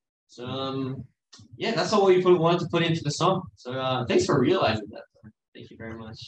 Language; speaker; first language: English; early bilingual, other home language; Korean